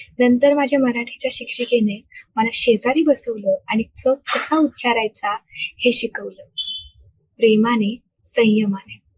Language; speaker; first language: Marathi; non-native, local second language; Hindi